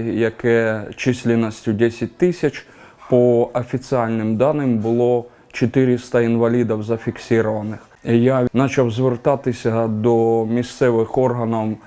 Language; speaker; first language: Ukrainian; native; Ukrainian